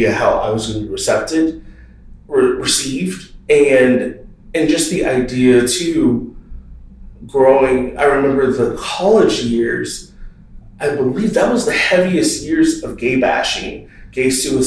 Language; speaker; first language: English; native; English